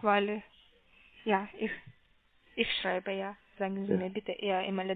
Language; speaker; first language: German; non-native, learner; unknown